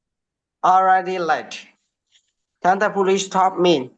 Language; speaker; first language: English; non-native, learner; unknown